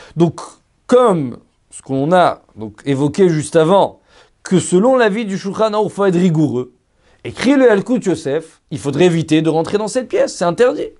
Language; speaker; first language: French; native; French